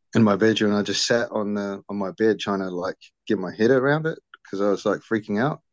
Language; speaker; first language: English; native; English